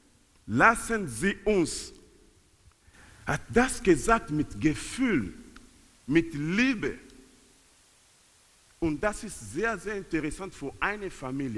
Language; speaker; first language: German; non-native, learner; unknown